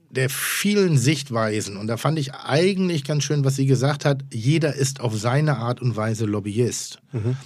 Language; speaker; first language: German; non-native, fluent; Turkish